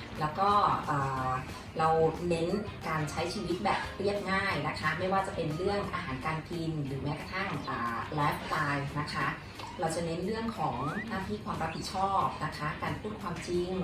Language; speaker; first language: Thai; native; Thai